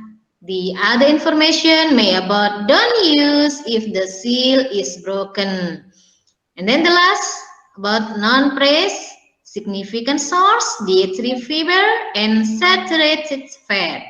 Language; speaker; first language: English; non-native, learner; Indonesian